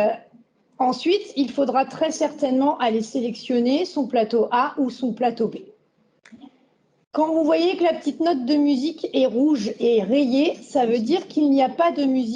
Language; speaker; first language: French; native; French